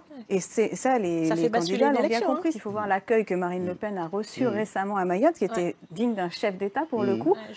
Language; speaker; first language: French; native; French